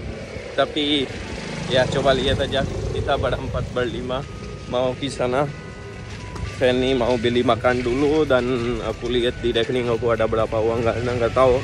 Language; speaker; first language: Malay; non-native, learner; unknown